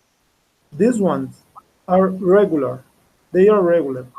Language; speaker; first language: English; non-native, fluent; Spanish